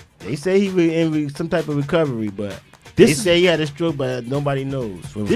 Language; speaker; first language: English; native; English